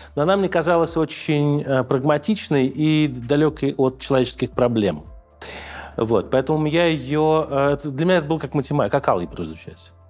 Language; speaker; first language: Russian; native; Russian